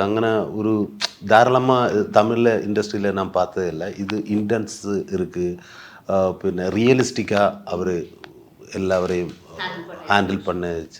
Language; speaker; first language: Tamil; non-native, learner; Malayalam